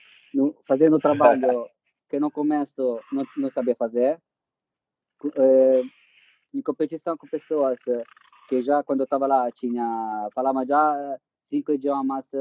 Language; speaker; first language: Portuguese; non-native, fluent; Italian